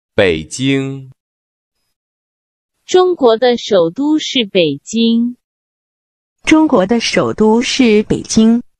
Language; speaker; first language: Chinese; non-native, learner; Urdu